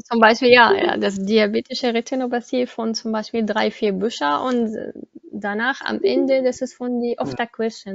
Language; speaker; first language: German; non-native, learner; Arabic